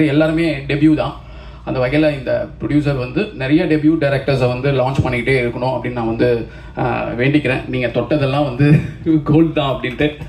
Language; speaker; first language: Tamil; native; Tamil